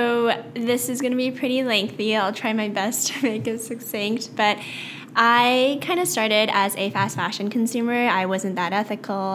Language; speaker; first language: English; native; English